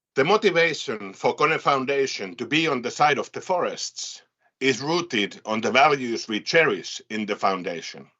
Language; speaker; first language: English; non-native, fluent; Finnish